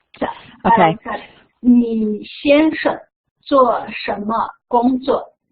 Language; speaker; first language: Chinese; non-native, fluent; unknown